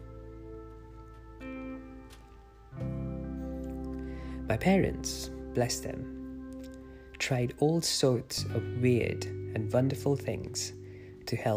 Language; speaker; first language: English; non-native, local second language; Hindi